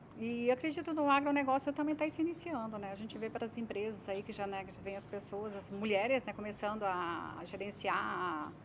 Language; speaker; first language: Portuguese; native; Portuguese